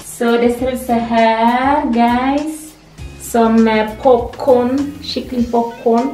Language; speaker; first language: Swedish; non-native, learner; Indonesian